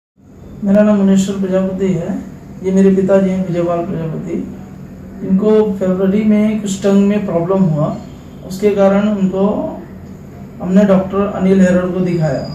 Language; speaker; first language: Hindi; native; Hindi